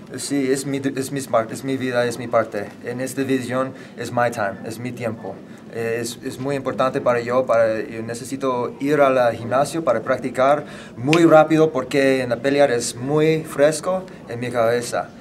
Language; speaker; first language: Spanish; non-native, learner; English